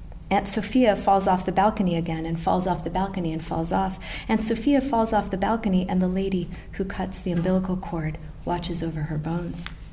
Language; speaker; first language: English; native; English